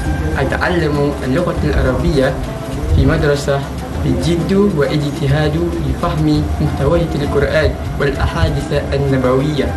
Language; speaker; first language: Arabic; non-native, learner; Malay